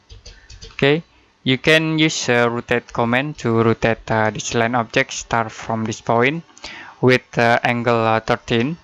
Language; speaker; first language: English; non-native, learner; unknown